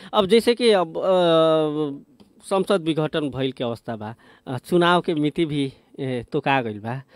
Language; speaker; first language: Bhojpuri; native; Bhojpuri